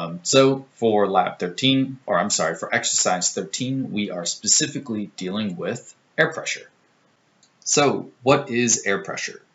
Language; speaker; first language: English; native; English